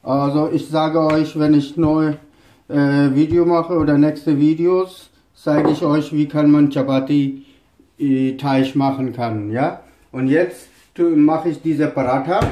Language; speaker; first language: German; non-native, learner; Urdu